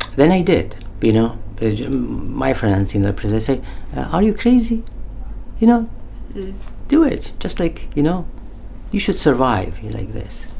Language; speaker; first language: English; non-native, learner; Arabic